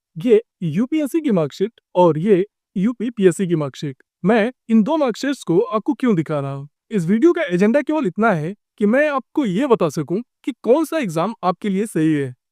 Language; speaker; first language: Hindi; native; Hindi